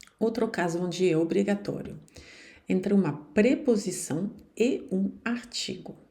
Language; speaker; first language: Portuguese; non-native, fluent; French